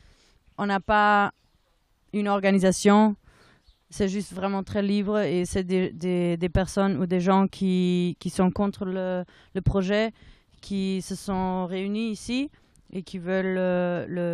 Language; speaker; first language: French; non-native, fluent; German